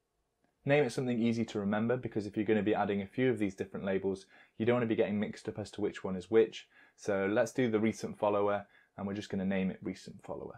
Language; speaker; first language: English; native; English